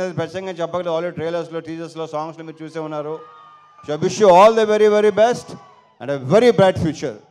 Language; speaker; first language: Telugu; native; Telugu